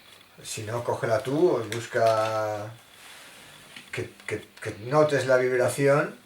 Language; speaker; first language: Spanish; native; Spanish